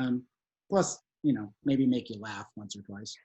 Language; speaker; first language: English; native; English